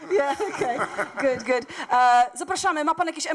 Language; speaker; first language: Polish; native; Polish